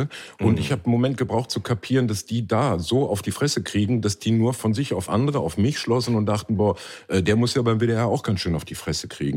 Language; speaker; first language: German; native; German